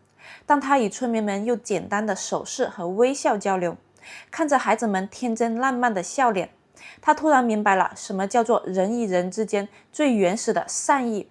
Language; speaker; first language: Chinese; native; Chinese